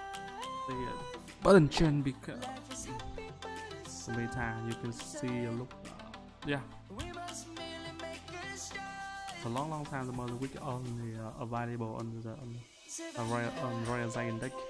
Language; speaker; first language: English; non-native, learner; Vietnamese